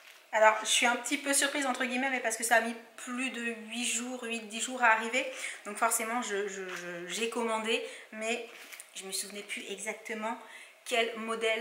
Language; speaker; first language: French; native; French